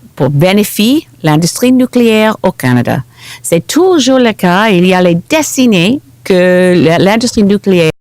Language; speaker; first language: French; non-native, local second language; English